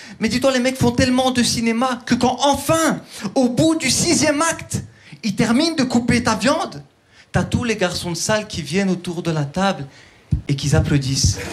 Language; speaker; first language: French; early bilingual, other home language; Turkish